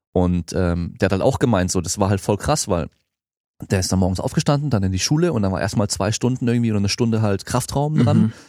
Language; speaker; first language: German; native; German